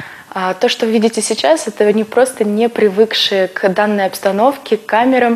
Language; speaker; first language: Russian; native; Russian